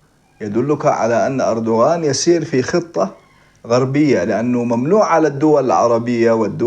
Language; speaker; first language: Arabic; native; Arabic